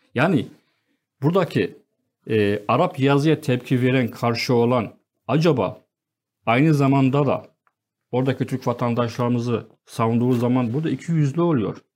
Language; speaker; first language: Turkish; non-native, fluent; Arabic